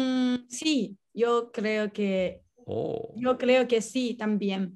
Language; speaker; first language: Spanish; non-native, learner; Chinese